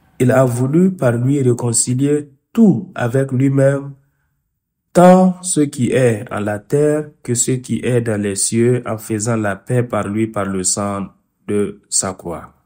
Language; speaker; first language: French; non-native, fluent; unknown